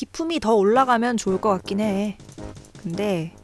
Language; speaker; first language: Korean; native; Korean